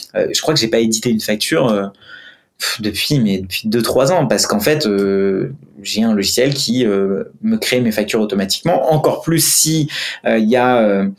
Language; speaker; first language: French; non-native, fluent; Hindi